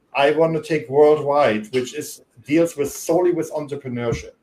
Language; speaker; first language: English; non-native, fluent; German